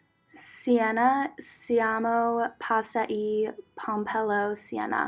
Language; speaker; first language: Italian; non-native, learner; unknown